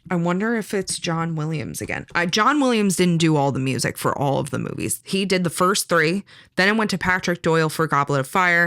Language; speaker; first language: English; native; English